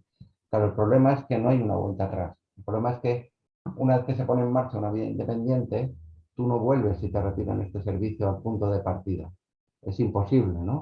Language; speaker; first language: Spanish; native; Spanish